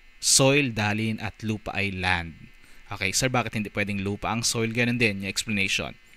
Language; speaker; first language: Filipino; native; Filipino